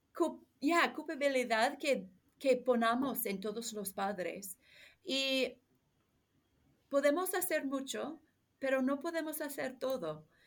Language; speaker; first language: Spanish; non-native, learner; English